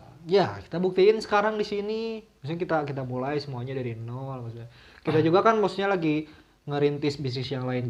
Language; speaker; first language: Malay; non-native, local second language; Sundanese